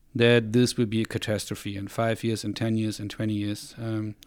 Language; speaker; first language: English; non-native, fluent; German